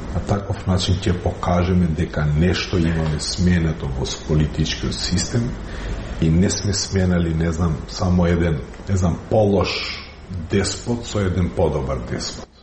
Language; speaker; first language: Macedonian; non-native, local second language; Albanian